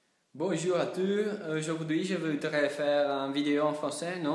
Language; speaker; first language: French; non-native, learner; Italian